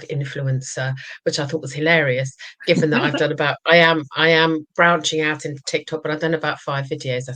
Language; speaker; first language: English; native; English